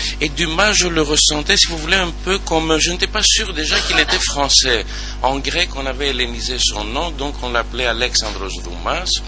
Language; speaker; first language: French; non-native, fluent; Greek